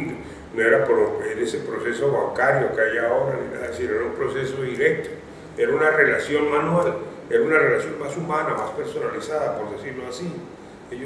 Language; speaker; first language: Spanish; native; Spanish